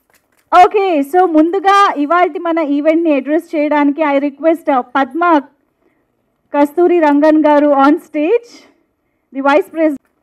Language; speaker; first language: Telugu; native; Telugu